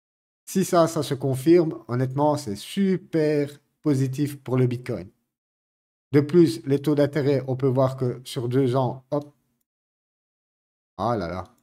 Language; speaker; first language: French; native; French